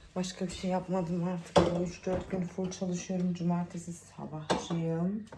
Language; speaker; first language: Turkish; early bilingual, heritage; Turkish